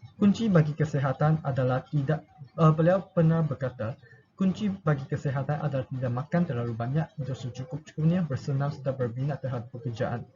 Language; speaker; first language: Malay; non-native, local second language; Chinese